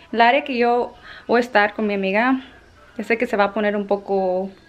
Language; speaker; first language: Spanish; early bilingual, heritage; Spanish